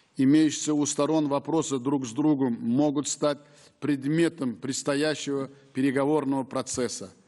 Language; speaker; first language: Russian; non-native, local second language; Uzbek